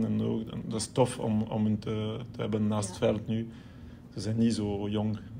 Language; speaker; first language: Dutch; non-native, local second language; French